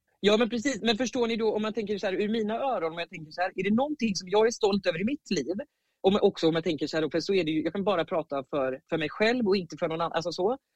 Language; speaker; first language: Swedish; native; Swedish